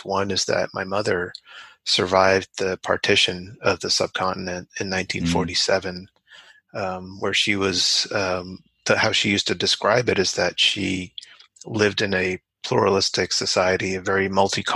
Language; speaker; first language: English; native; English